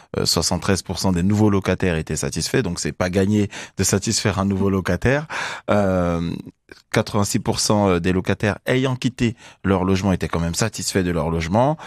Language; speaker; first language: French; native; French